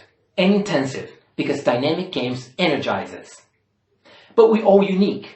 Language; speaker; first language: English; non-native, fluent; Portuguese